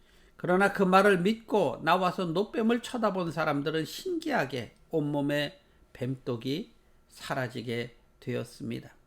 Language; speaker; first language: Korean; native; Korean